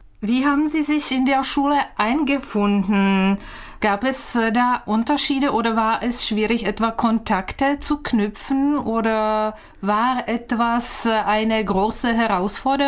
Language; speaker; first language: German; non-native, fluent; Czech